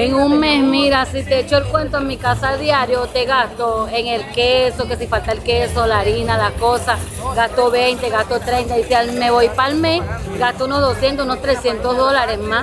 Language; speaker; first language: Spanish; native; Spanish